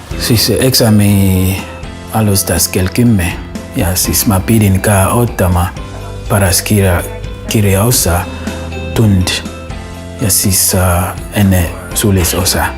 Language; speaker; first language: Estonian; non-native, learner; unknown